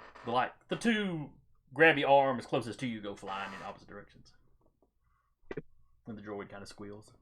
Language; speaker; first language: English; native; English